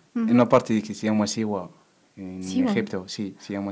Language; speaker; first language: Spanish; non-native, learner; Berber languages